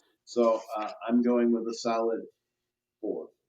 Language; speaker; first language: English; native; English